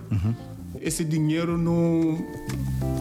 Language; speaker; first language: Portuguese; non-native, learner; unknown